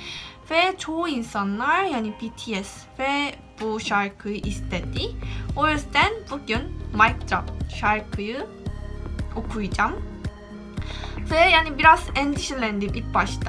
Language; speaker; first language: Turkish; non-native, fluent; Korean